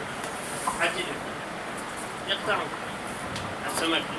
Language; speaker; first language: Arabic; non-native, learner; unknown